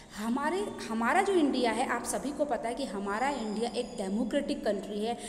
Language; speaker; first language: Hindi; non-native, local second language; Gujarati